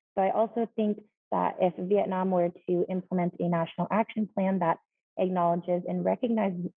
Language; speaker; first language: English; native; English